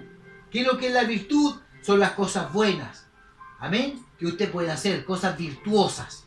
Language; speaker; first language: Spanish; native; Spanish